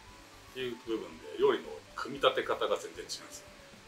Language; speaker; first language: Japanese; native; Japanese